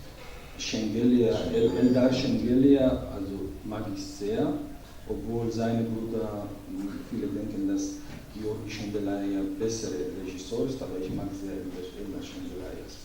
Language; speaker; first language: German; non-native, learner; Georgian